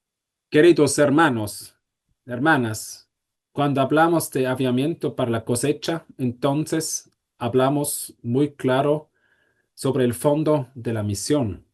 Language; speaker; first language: Spanish; non-native, fluent; German